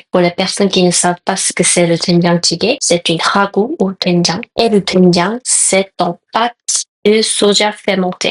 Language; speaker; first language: French; non-native, fluent; Korean